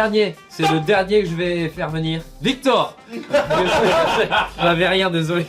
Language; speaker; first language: French; native; French